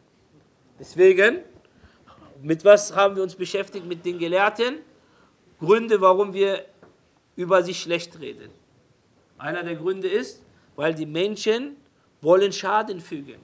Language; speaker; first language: German; non-native, fluent; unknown